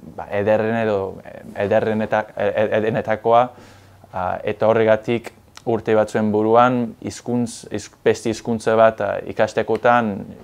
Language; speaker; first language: Basque; non-native, fluent; English